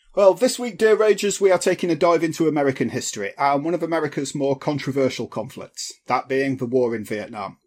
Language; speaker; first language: English; native; English